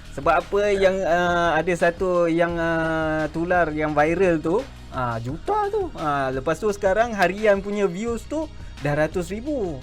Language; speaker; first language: Malay; native; Malay